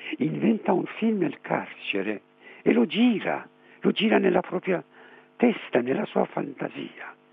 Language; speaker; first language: Italian; non-native, fluent; Persian